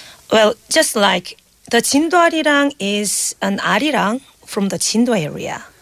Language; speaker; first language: English; non-native, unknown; Korean